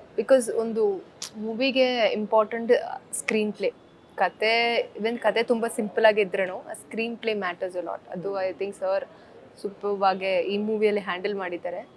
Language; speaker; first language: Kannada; early bilingual, heritage; Kannada